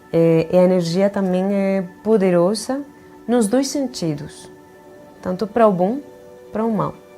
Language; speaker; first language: Portuguese; non-native, fluent; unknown